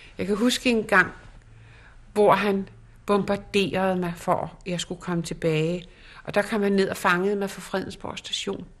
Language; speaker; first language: Danish; native; Danish